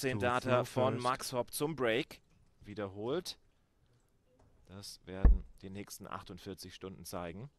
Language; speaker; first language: German; native; German